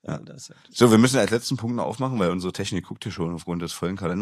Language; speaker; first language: German; native; German